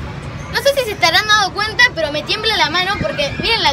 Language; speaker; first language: Spanish; native; Spanish